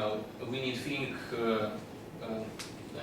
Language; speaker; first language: English; non-native, learner; Russian